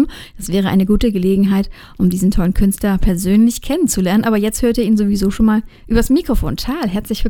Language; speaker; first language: German; native; German